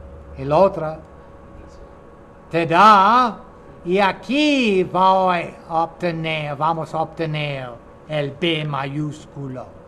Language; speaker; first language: Spanish; non-native, fluent; English